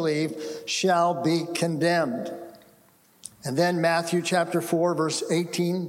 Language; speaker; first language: English; native; English